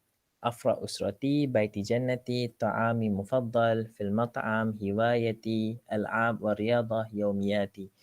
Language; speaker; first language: Arabic; non-native, fluent; Malay